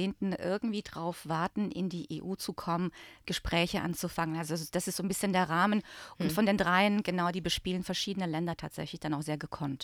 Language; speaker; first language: German; early bilingual, other home language; Bosnian